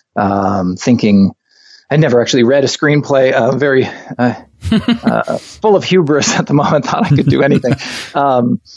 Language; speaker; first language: English; native; English